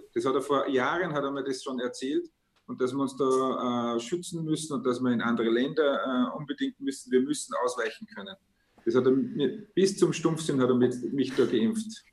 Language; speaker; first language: German; native; German